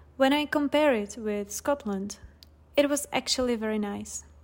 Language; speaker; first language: English; non-native, fluent; Czech